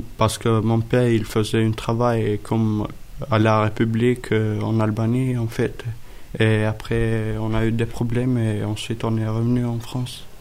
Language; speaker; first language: French; early bilingual, other home language; Albanian